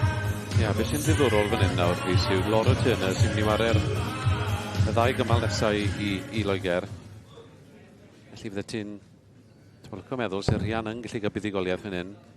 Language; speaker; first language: Welsh; native; Welsh